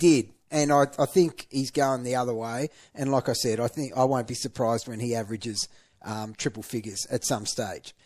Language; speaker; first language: English; native; English